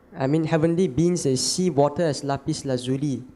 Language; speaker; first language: English; non-native, local second language; Chinese